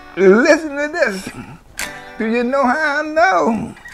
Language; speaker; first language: English; native; English